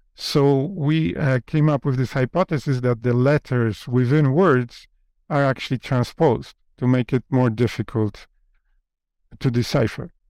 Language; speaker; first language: English; non-native, fluent; Polish